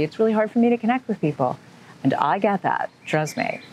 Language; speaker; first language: English; native; English